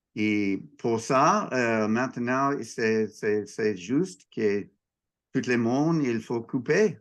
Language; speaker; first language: French; non-native, learner; English